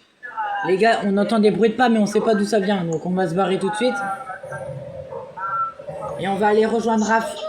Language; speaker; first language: French; native; French